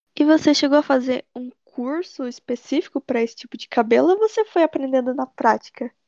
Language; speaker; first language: Portuguese; native; Portuguese